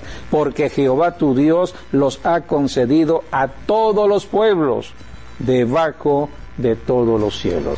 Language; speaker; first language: Spanish; native; Spanish